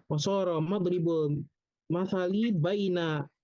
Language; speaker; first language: Arabic; non-native, learner; Indonesian